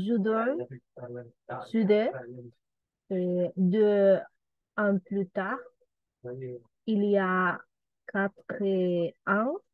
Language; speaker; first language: French; non-native, learner; Spanish